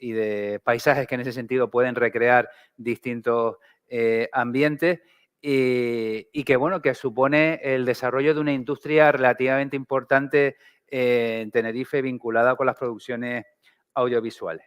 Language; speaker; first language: Spanish; native; Spanish